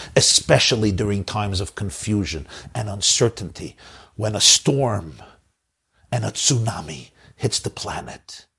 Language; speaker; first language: English; native; English